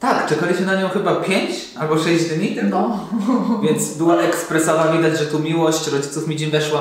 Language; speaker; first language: Polish; native; Polish